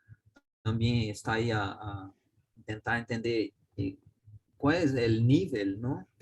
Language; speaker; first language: Spanish; non-native, learner; Portuguese